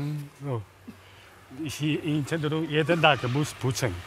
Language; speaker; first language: German; non-native, learner; Chinese